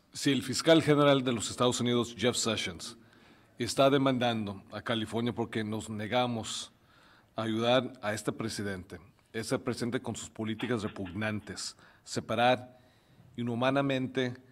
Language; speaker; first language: Spanish; early bilingual, heritage; Spanish